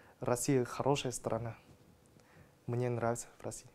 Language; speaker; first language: Russian; non-native, learner; Vietnamese